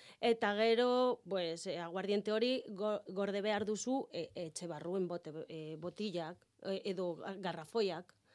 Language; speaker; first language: Basque; non-native, learner; Galician